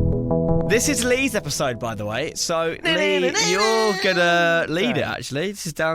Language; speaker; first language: English; native; English